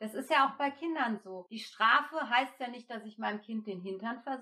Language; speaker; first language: German; native; German